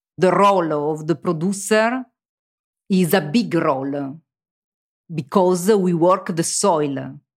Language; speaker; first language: English; non-native, learner; Italian